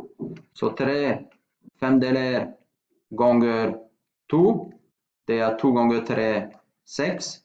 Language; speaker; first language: Norwegian; non-native, fluent; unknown